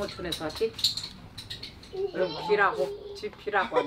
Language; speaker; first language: Korean; native; Korean